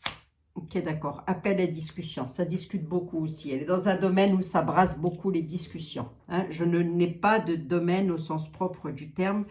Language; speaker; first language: French; native; French